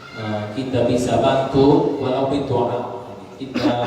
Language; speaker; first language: Indonesian; non-native, learner; Arabic